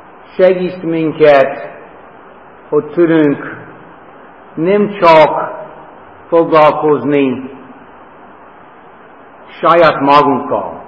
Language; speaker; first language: Hungarian; non-native, fluent; English